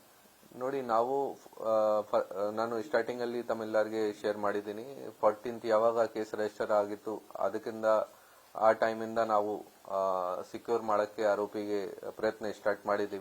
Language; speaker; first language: Kannada; non-native, local second language; Hindi